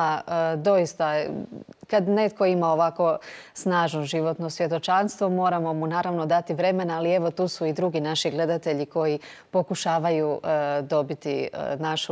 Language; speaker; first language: Croatian; native; Croatian